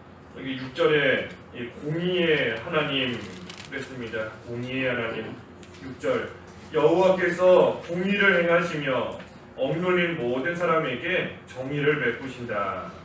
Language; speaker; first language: Korean; native; Korean